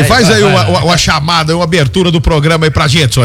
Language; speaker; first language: Portuguese; native; Portuguese